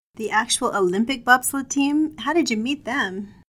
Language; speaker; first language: English; native; English